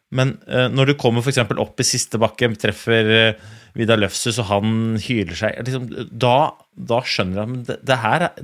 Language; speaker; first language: Norwegian; native; Norwegian